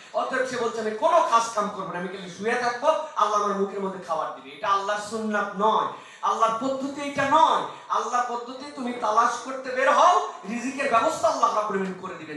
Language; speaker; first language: Bangla; native; Bangla